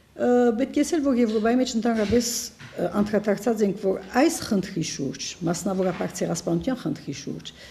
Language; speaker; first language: Armenian; early bilingual, heritage; Armenian